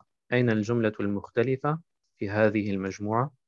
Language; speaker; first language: Arabic; non-native, fluent; German